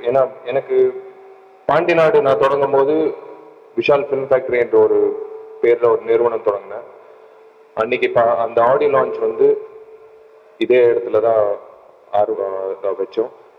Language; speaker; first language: Tamil; native; Tamil